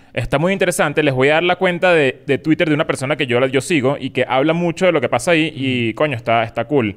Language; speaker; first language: Spanish; native; Spanish